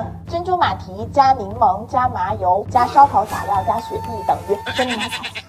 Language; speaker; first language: Chinese; native; Chinese